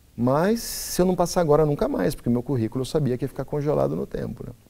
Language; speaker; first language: Portuguese; native; Portuguese